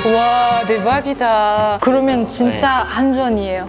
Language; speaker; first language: Korean; non-native, learner; French